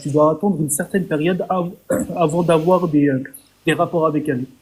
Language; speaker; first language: French; native; French